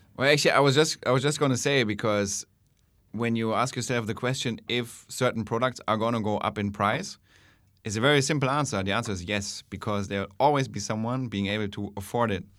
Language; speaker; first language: English; non-native, fluent; German